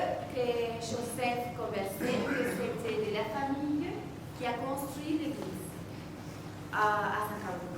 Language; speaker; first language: French; non-native, fluent; Spanish